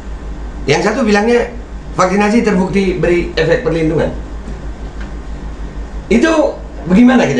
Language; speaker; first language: Indonesian; native; Indonesian